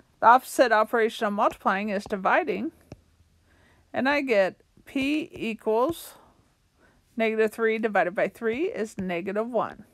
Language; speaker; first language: English; native; English